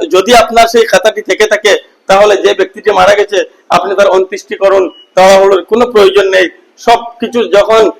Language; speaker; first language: Bangla; native; Bangla